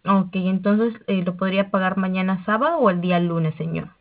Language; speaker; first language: Spanish; native; Spanish